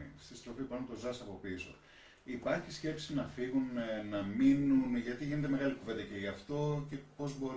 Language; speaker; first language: Greek; native; Greek